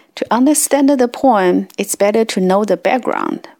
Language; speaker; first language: English; non-native, fluent; Chinese